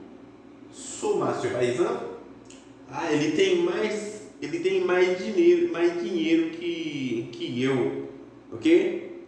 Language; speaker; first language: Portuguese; non-native, fluent; Haitian Creole